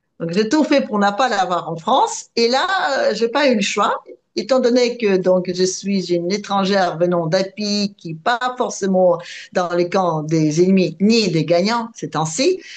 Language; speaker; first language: French; non-native, fluent; Russian